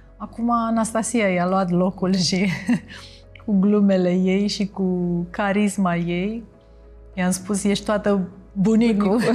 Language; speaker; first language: Romanian; native; Romanian